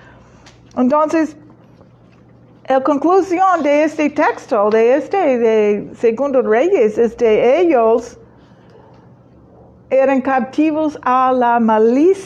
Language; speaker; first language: Spanish; non-native, fluent; English